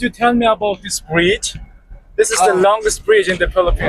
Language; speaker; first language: English; non-native, learner; Mongolian